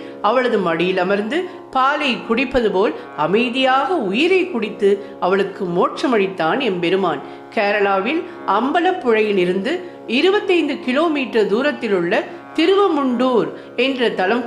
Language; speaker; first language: Tamil; native; Tamil